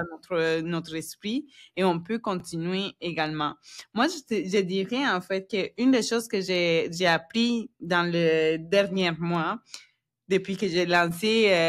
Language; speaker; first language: French; non-native, fluent; Spanish